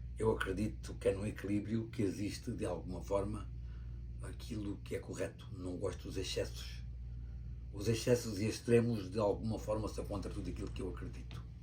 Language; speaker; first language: Portuguese; native; Portuguese